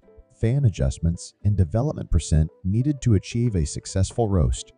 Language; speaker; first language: English; native; English